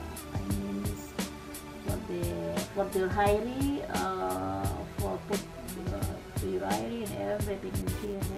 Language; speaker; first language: English; non-native, learner; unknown